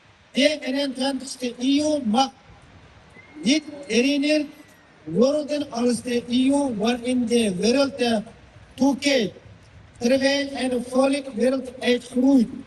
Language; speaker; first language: Dutch; non-native, learner; Uyghur